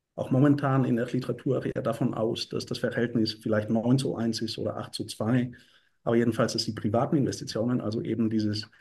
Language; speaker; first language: German; non-native, fluent; Bulgarian